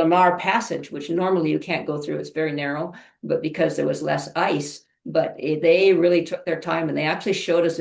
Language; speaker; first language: English; native; English